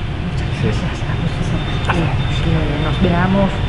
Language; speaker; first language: Spanish; non-native, learner; Vietnamese